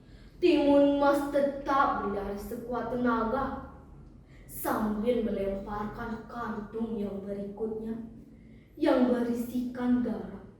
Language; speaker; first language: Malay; non-native, local second language; Balinese